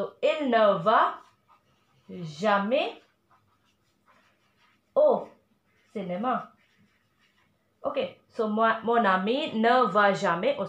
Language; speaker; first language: French; non-native, learner; Hindi